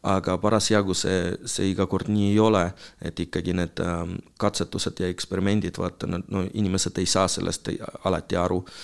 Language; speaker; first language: Estonian; non-native, local second language; Russian